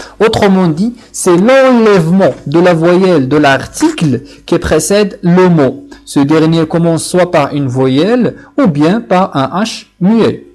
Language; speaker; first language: French; non-native, local second language; Arabic